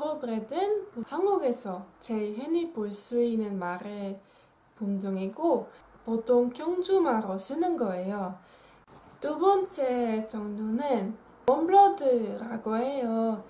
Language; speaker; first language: Korean; non-native, fluent; Dutch